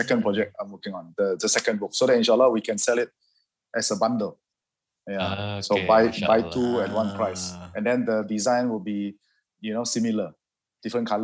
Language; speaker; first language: English; non-native, local second language; Hakka Chinese